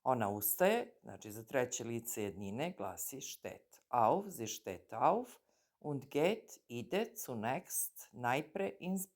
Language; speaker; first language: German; non-native, fluent; Serbian